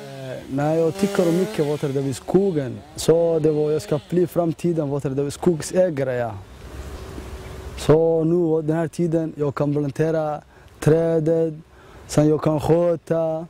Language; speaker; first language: Swedish; non-native, learner; Somali